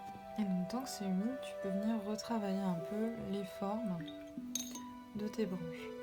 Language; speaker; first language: French; native; French